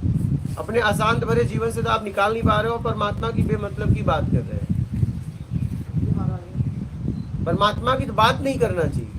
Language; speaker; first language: Hindi; native; Hindi